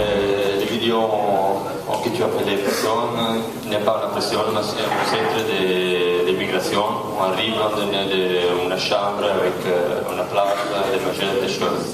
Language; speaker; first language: French; non-native, learner; Italian